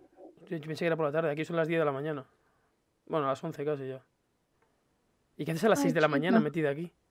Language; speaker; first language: Spanish; native; Spanish